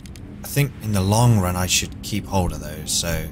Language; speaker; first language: English; native; English